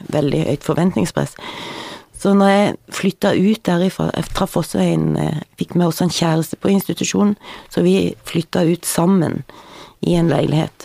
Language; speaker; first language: Norwegian; native; Norwegian